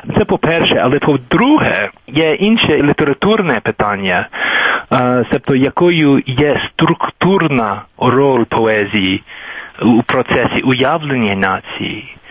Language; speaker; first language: Ukrainian; non-native, fluent; English